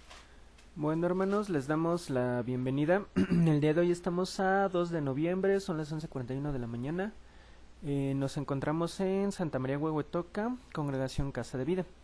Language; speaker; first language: Spanish; native; Spanish